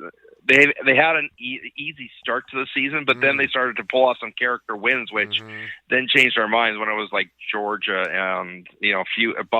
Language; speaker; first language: English; native; English